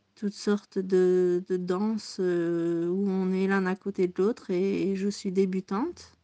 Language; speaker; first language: French; native; French